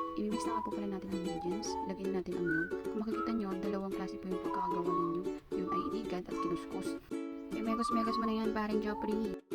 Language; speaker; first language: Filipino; non-native, local second language; Iloko